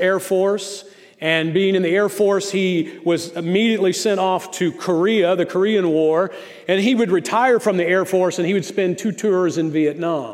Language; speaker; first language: English; native; English